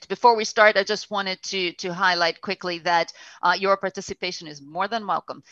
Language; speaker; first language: English; non-native, fluent; Portuguese